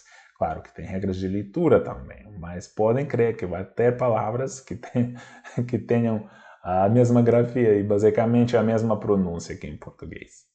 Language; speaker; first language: Portuguese; non-native, fluent; Russian